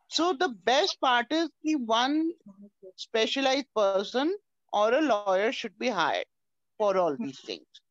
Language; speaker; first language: English; non-native, local second language; Hindi